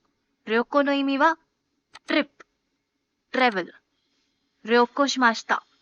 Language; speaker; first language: Japanese; non-native, fluent; Hindi